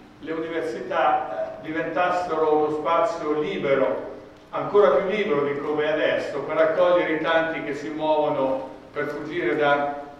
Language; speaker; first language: Italian; native; Italian